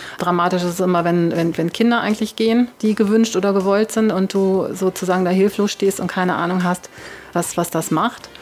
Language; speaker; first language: German; native; German